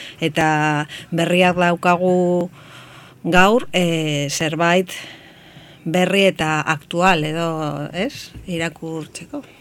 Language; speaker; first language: Basque; non-native, local second language; Spanish